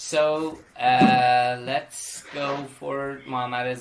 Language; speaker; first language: English; non-native, fluent; Persian